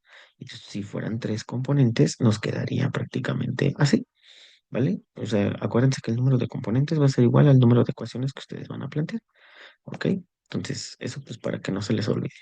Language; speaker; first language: Spanish; native; Spanish